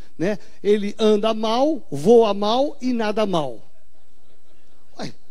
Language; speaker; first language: Portuguese; native; Portuguese